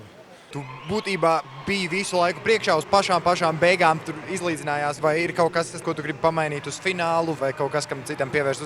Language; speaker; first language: Latvian; native; Latvian